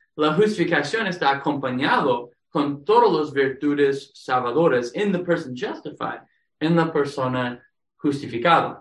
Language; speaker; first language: Spanish; non-native, fluent; English